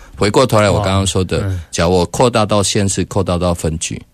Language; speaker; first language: Chinese; native; Chinese